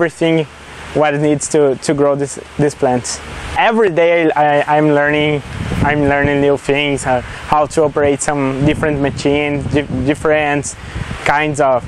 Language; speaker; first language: English; non-native, learner; Portuguese